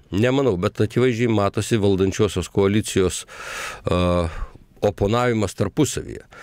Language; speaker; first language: Lithuanian; native; Lithuanian